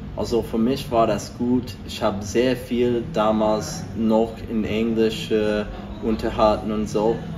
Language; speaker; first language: German; non-native, fluent; English